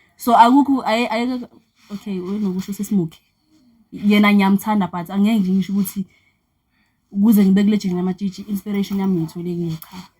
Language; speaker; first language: Zulu; non-native, local second language; Xhosa